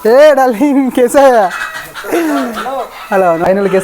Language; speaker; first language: Hindi; non-native, local second language; Kannada